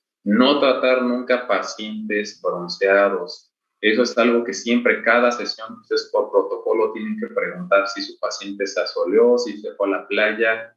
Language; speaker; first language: Spanish; native; Spanish